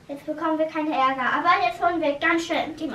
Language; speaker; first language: German; native; German